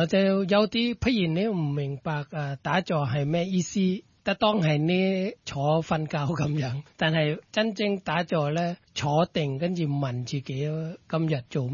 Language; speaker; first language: Cantonese; non-native, fluent; Thai